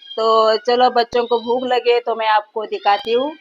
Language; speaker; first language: Hindi; non-native, local second language; Marathi